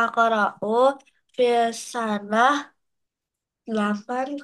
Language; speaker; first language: Arabic; non-native, learner; Indonesian